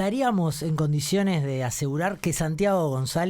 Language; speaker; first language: Spanish; native; Spanish